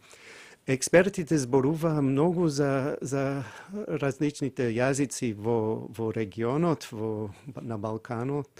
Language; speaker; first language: Macedonian; non-native, fluent; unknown